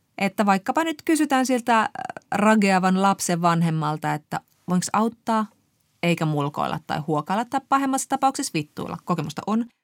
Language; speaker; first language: Finnish; native; Finnish